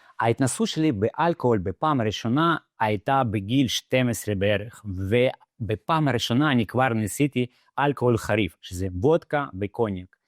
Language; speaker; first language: Hebrew; non-native, fluent; Russian